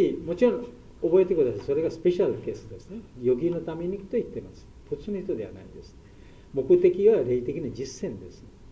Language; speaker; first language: Japanese; non-native, learner; Bangla